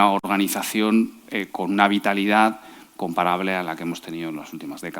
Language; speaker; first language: Spanish; native; Spanish